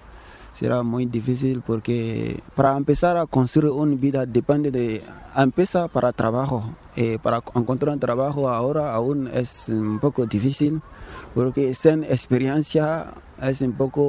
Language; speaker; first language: Spanish; non-native, learner; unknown